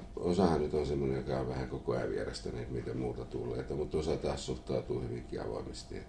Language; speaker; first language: Finnish; native; Finnish